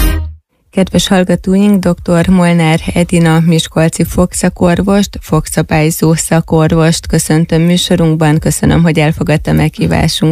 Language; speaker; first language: Hungarian; native; Hungarian